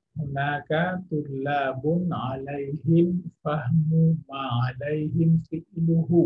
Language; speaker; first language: Arabic; non-native, fluent; Indonesian